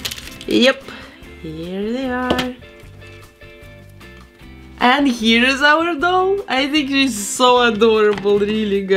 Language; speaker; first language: English; non-native, fluent; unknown